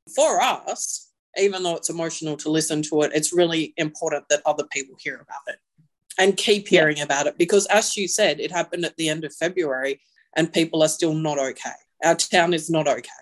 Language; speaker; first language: English; native; English